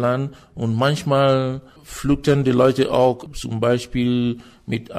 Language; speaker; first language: German; non-native, fluent; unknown